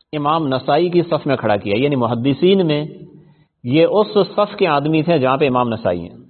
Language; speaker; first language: Urdu; non-native, local second language; Punjabi